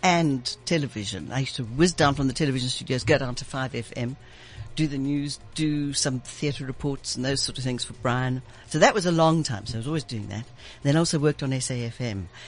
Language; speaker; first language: English; native; English